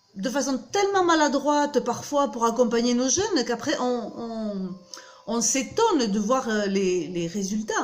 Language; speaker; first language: French; native; French